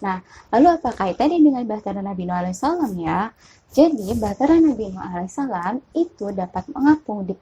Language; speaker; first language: Indonesian; native; Indonesian